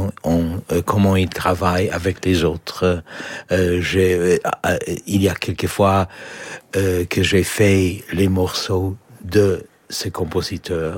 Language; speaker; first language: French; non-native, fluent; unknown